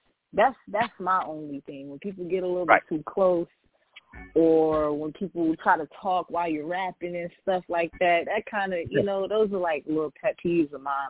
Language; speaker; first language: English; native; English